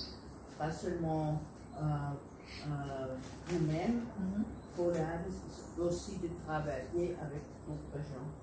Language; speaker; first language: French; non-native, learner; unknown